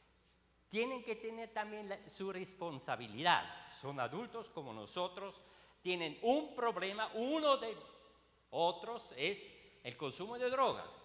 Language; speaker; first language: Spanish; non-native, learner; Swiss German